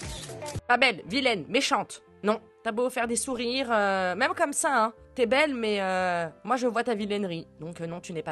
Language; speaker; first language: French; native; French